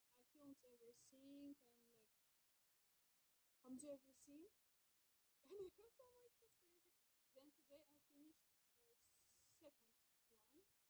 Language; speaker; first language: English; non-native, learner; Russian